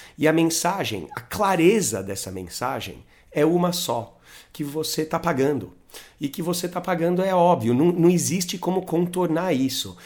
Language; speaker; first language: Portuguese; non-native, fluent; English